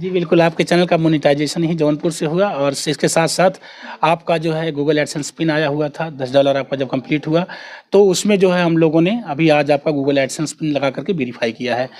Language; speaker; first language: Hindi; native; Hindi